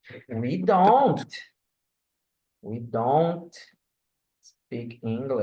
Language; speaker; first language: English; non-native, fluent; Portuguese